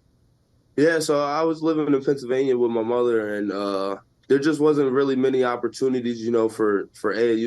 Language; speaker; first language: English; native; English